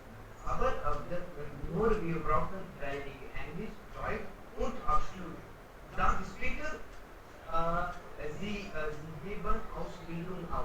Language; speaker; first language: German; non-native, learner; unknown